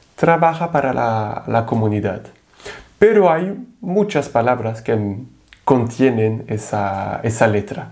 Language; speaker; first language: Spanish; non-native, fluent; French